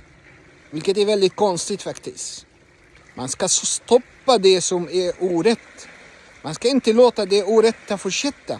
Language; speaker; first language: Swedish; non-native, fluent; Arabic